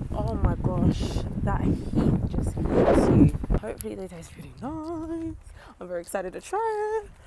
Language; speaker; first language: English; native; English